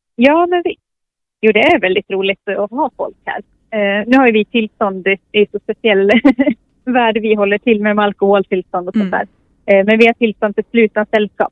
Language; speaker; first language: Swedish; native; Swedish